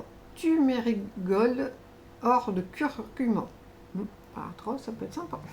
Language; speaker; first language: French; native; French